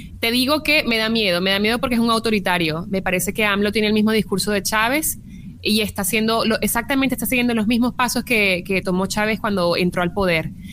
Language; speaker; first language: Spanish; native; Spanish